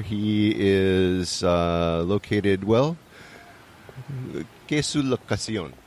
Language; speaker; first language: Spanish; non-native, learner; English